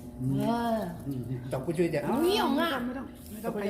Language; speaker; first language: Chinese; non-native, learner; Thai